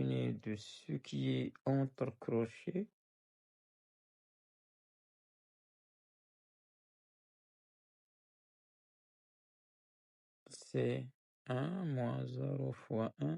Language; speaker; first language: French; non-native, local second language; Arabic